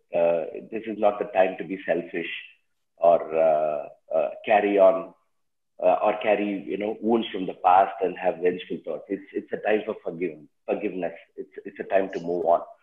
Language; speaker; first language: English; non-native, local second language; Tamil